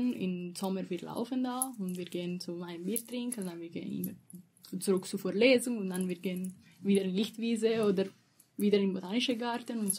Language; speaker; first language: German; non-native, learner; Italian